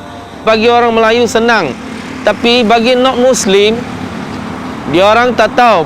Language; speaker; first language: Indonesian; non-native, local second language; Chinese